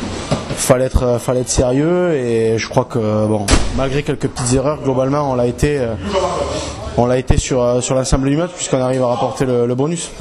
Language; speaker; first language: French; native; French